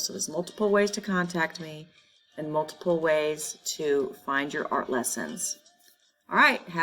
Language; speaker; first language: English; native; English